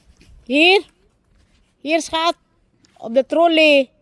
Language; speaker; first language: Dutch; non-native, learner; Filipino